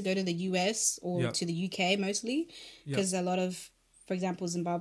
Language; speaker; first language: English; non-native, local second language; Shona